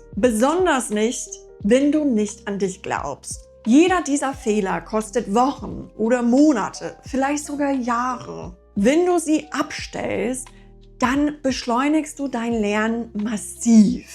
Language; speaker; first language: German; non-native, fluent; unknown